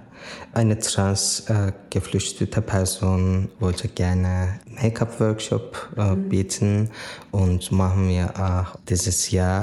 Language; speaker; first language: German; non-native, learner; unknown